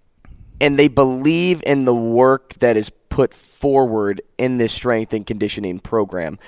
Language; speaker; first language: English; native; English